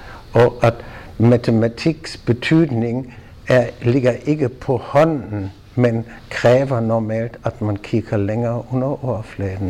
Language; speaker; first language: Danish; non-native, fluent; German